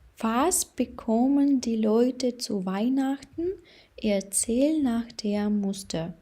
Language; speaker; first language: German; non-native, fluent; Ukrainian